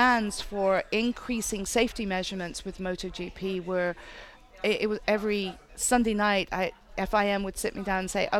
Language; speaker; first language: English; native; English